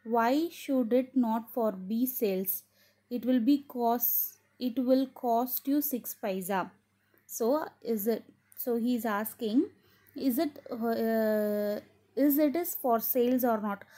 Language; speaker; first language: English; non-native, local second language; Tamil